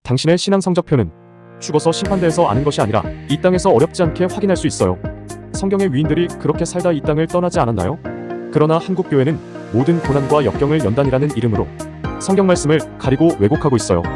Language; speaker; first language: Korean; native; Korean